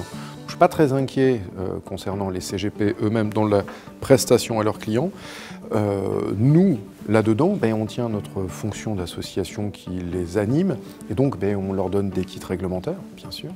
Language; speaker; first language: French; native; French